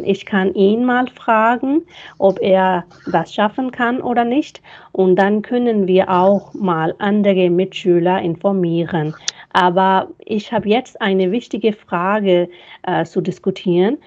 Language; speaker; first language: German; non-native, fluent; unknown